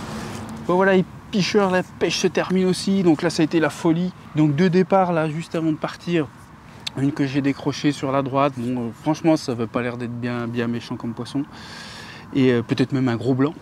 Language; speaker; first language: French; native; French